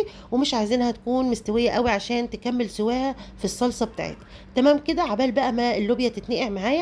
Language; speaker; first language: Arabic; native; Arabic